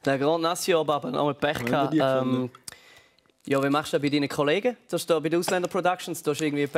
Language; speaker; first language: German; native; German